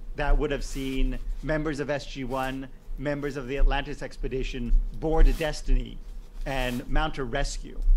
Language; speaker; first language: English; native; English